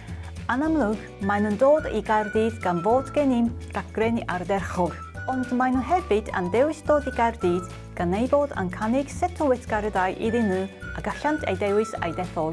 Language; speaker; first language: Welsh; non-native, learner; Japanese